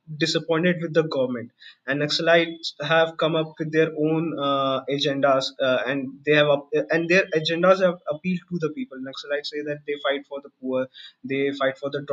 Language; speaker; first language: English; non-native, local second language; Hindi